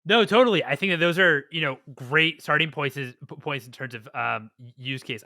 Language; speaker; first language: English; native; English